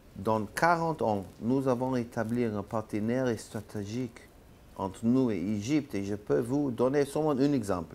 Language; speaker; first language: French; non-native, learner; Hebrew